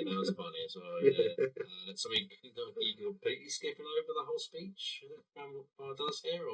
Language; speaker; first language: English; native; English